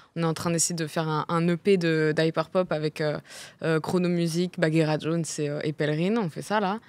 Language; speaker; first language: French; native; French